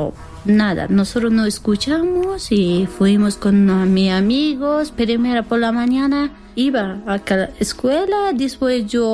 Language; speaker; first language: Spanish; non-native, learner; Persian